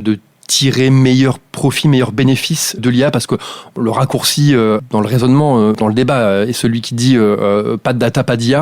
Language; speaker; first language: French; native; French